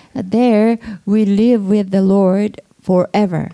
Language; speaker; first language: English; non-native, fluent; Japanese